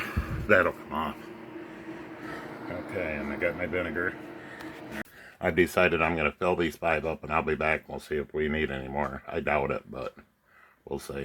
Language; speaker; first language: English; native; English